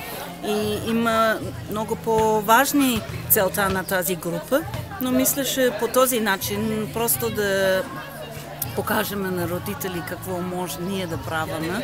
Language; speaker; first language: Bulgarian; non-native, learner; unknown